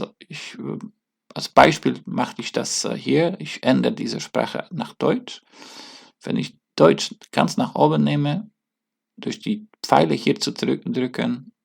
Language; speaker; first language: German; non-native, learner; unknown